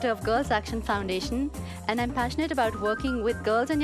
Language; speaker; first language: English; non-native, local second language; Urdu